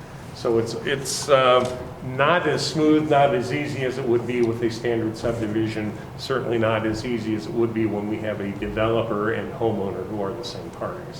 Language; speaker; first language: English; native; English